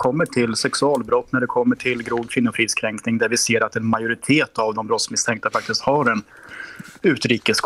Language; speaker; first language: Swedish; native; Swedish